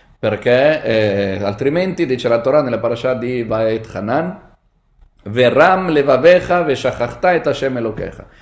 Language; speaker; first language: Italian; non-native, fluent; Hebrew